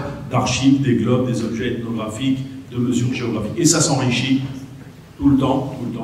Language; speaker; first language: French; native; French